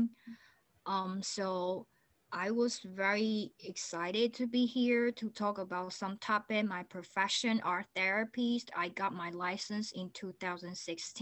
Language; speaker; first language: English; non-native, fluent; Chinese